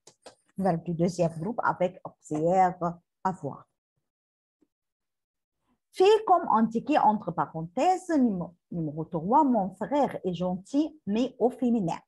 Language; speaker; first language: French; non-native, learner; Arabic